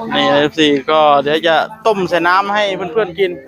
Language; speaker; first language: Thai; native; Thai